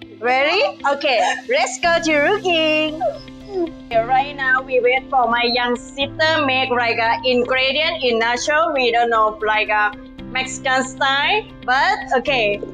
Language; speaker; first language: English; non-native, learner; Thai